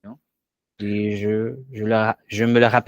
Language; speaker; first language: French; non-native, learner; Portuguese